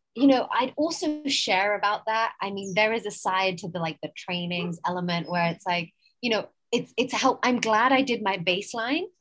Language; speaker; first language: English; native; English